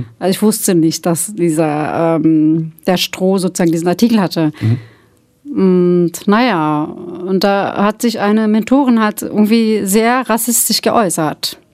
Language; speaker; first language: German; early bilingual, other home language; Turkish